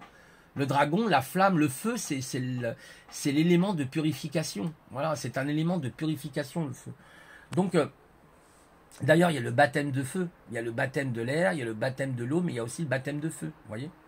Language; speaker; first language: French; native; French